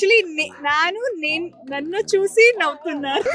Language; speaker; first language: Telugu; non-native, learner; Kannada